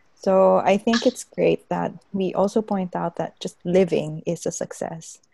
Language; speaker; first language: English; non-native, local second language; Hiligaynon